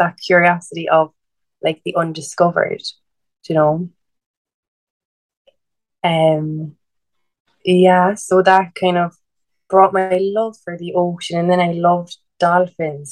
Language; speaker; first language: English; native; English